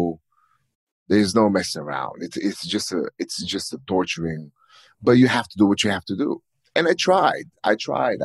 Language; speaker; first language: English; non-native, fluent; Bulgarian